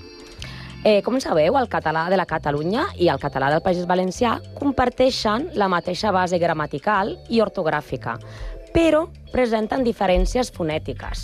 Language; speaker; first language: Catalan; non-native, learner; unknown